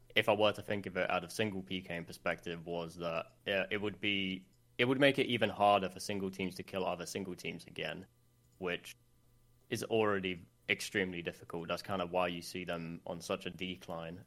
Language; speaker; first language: English; non-native, fluent; Swedish